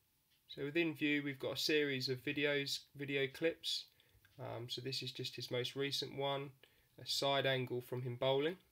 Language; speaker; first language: English; native; English